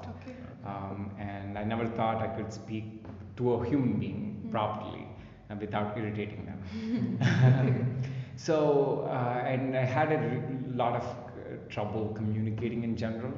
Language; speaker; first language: English; non-native, local second language; Telugu